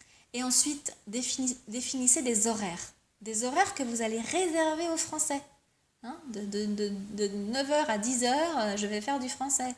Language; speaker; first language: French; native; French